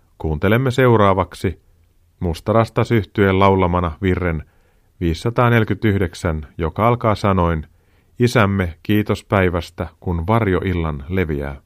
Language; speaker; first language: Finnish; native; Finnish